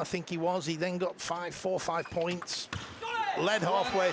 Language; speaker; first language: English; native; English